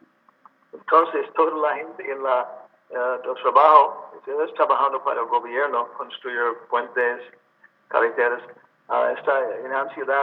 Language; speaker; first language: Spanish; non-native, learner; English